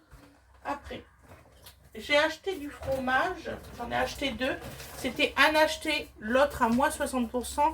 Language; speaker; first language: French; native; French